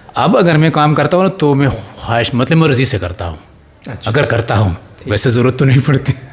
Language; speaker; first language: Urdu; non-native, local second language; Pashto